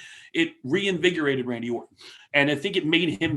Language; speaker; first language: English; native; English